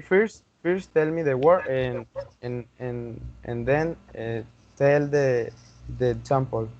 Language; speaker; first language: English; non-native, learner; Spanish